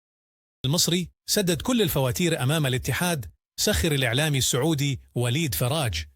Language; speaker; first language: Arabic; native; Arabic